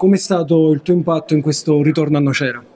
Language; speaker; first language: Italian; native; Italian